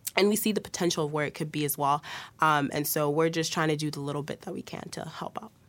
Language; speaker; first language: English; early bilingual, other home language; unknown